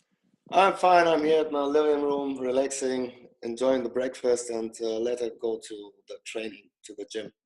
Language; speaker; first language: English; non-native, fluent; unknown